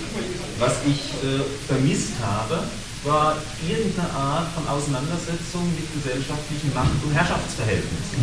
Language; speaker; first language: German; native; German